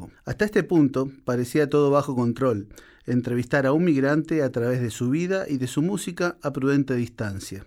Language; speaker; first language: Spanish; native; Spanish